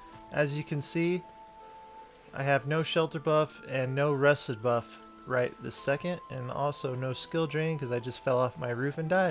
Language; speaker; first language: English; native; English